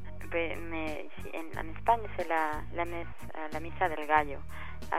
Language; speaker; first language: French; non-native, fluent; Spanish